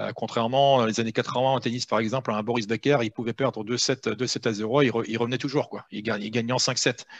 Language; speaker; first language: French; native; French